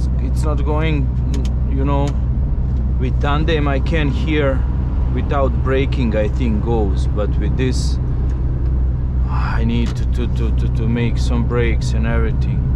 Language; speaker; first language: English; non-native, learner; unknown